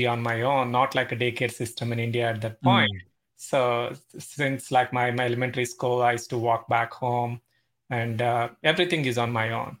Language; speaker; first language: English; non-native, local second language; Telugu